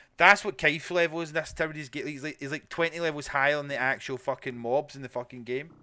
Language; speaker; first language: English; native; English